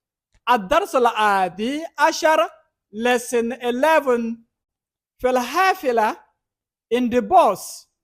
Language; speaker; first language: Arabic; non-native, fluent; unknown